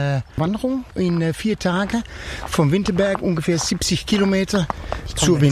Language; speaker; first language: German; non-native, learner; Dutch